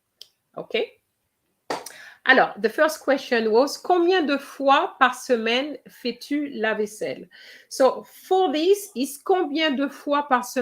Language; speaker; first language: French; non-native, fluent; English